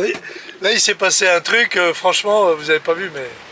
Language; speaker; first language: French; native; French